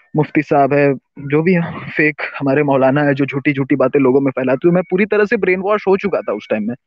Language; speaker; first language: Hindi; non-native, local second language; Urdu